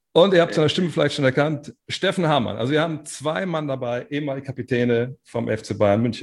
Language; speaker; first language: German; native; German